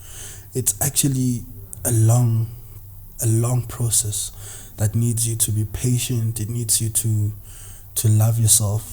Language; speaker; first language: English; non-native, local second language; Zulu